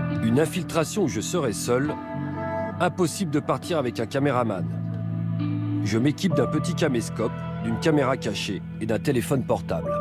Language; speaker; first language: French; native; French